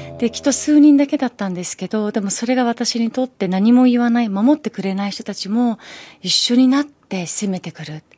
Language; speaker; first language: Japanese; early bilingual, other home language; Persian